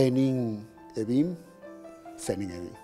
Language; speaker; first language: Turkish; non-native, learner; Spanish